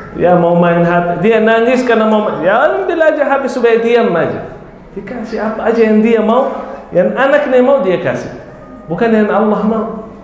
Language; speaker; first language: Malay; non-native, fluent; Arabic